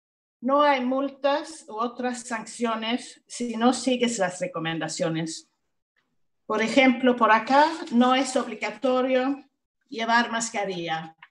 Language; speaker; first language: Spanish; non-native, fluent; Swedish